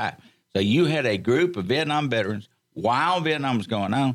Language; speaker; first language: English; native; English